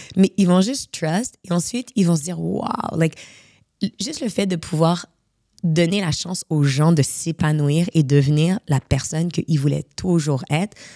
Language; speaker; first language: French; native; French